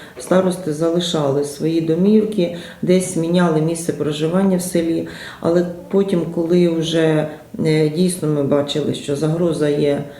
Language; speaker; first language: Ukrainian; native; Ukrainian